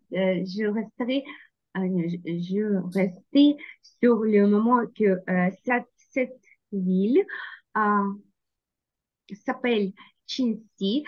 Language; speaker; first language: French; non-native, learner; Ukrainian